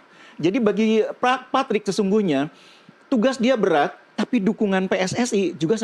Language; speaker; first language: Indonesian; native; Indonesian